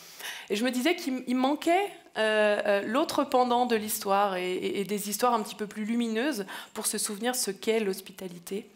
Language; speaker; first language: French; native; French